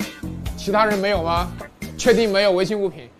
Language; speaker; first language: Chinese; native; Chinese